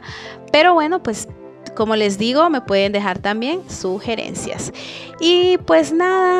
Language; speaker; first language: Spanish; native; Spanish